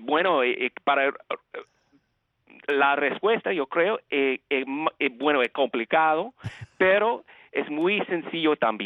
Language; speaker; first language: Spanish; early bilingual, heritage; Spanish